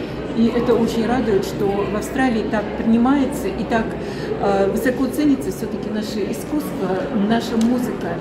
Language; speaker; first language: Russian; native; Russian